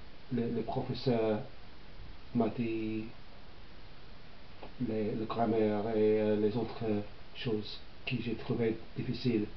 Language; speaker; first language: French; non-native, learner; English